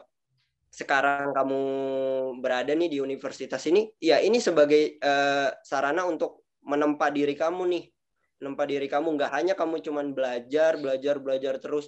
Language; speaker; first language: Indonesian; native; Indonesian